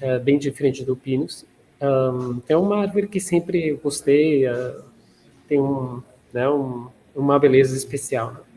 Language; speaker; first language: Portuguese; non-native, fluent; Catalan